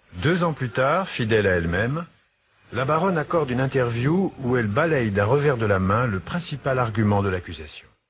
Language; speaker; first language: French; native; French